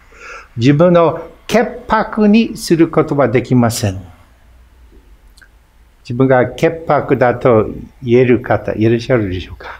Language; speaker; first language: Japanese; non-native, fluent; English